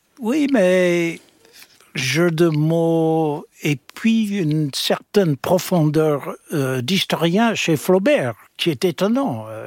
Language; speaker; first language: French; non-native, fluent; English